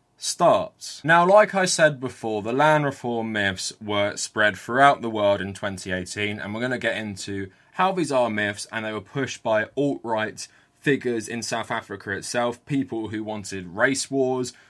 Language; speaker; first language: English; native; English